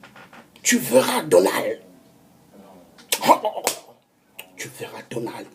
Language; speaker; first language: French; non-native, local second language; Kongo